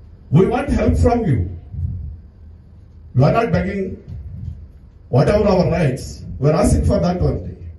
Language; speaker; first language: English; non-native, local second language; Telugu